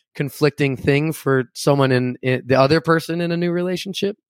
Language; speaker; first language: English; native; English